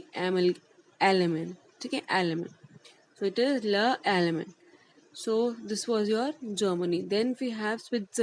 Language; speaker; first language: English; non-native, local second language; Hindi